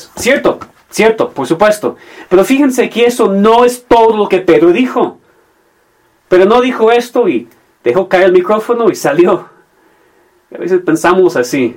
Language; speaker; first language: Spanish; non-native, fluent; English